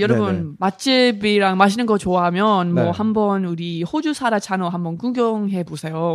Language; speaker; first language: Korean; non-native, learner; English